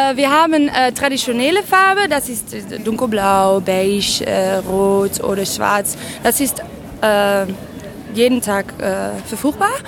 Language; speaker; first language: German; non-native, learner; Dutch